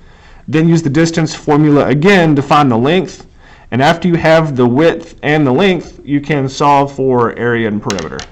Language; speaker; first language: English; native; English